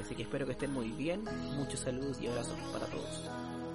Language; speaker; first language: Spanish; native; Spanish